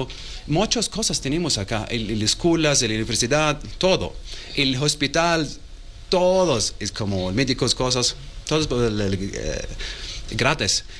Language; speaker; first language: Spanish; non-native, learner; Arabic